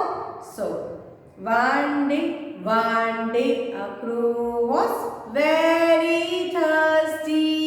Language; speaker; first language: English; non-native, local second language; Hindi